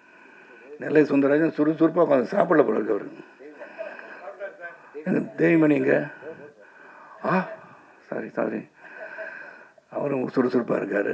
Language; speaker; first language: Tamil; native; Tamil